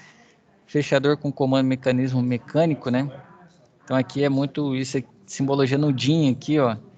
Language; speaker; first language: Portuguese; native; Portuguese